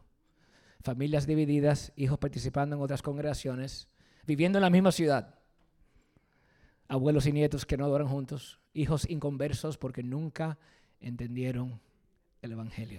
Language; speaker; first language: Spanish; early bilingual, heritage; Spanish